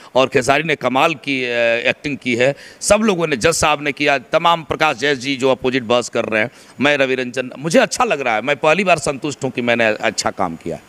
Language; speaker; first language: Hindi; native; Hindi